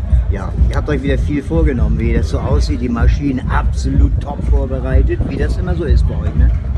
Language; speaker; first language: German; native; German